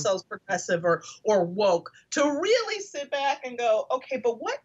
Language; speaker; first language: English; native; English